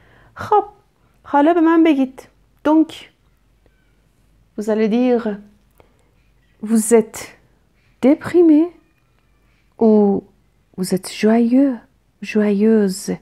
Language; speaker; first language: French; non-native, fluent; Persian